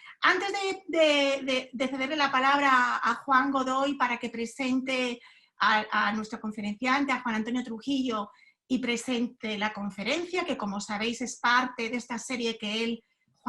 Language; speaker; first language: Spanish; native; Spanish